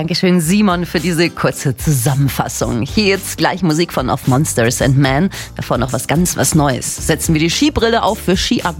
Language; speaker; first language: German; native; German